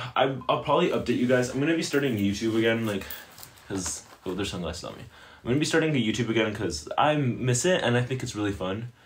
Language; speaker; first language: English; native; English